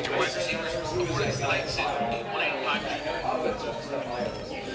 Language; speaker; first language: English; native; English